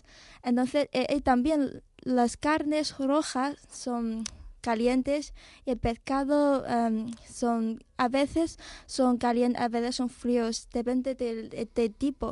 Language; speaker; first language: Spanish; non-native, fluent; Chinese